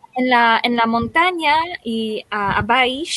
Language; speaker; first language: Catalan; non-native, learner; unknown